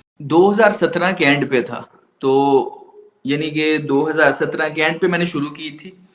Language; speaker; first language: Urdu; non-native, local second language; Punjabi